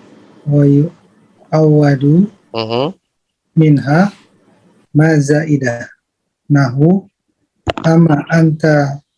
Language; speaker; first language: Arabic; non-native, learner; Indonesian